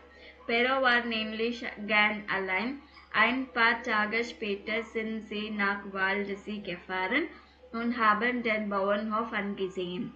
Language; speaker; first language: German; non-native, fluent; Tamil